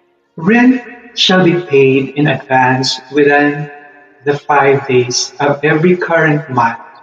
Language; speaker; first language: English; non-native, local second language; Filipino